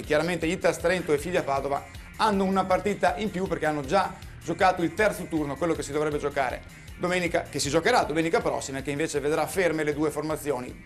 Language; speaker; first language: Italian; native; Italian